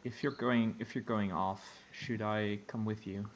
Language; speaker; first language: English; native; English